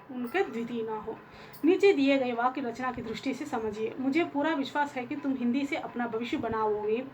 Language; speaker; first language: Hindi; non-native, local second language; Telugu